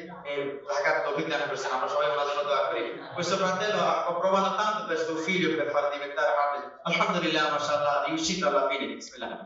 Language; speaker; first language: Italian; non-native, fluent; Bangla